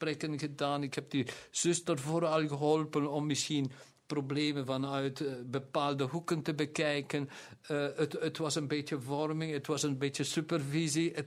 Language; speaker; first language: Dutch; non-native, local second language; German